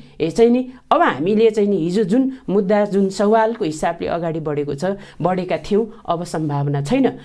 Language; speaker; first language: Nepali; native; Nepali